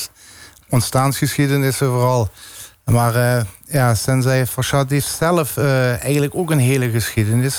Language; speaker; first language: Dutch; native; Dutch